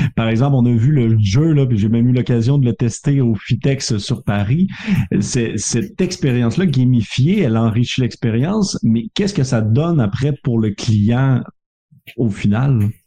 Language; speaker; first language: French; native; French